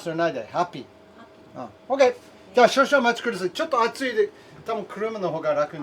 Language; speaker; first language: Japanese; non-native, learner; English